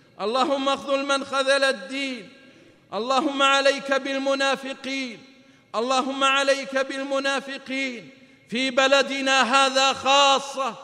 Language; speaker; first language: Arabic; native; Arabic